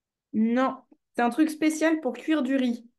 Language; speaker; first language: French; native; French